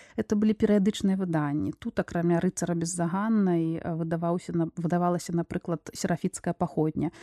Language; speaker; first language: Belarusian; non-native, local second language; Russian